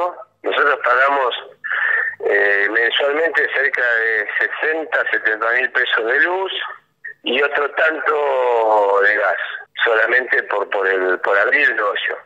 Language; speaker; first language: Spanish; native; Spanish